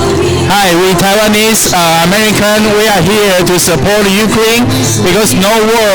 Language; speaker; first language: English; non-native, learner; Chinese